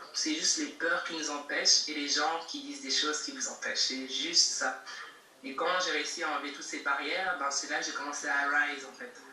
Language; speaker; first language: French; native; French